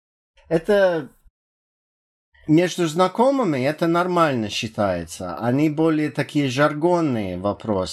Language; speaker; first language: Russian; non-native, fluent; English